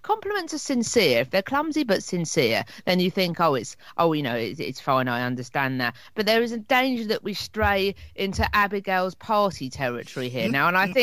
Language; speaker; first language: English; native; English